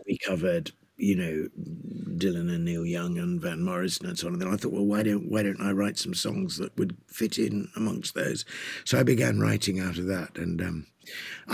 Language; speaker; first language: English; native; English